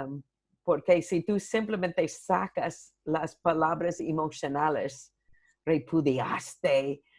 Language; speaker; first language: Spanish; non-native, fluent; English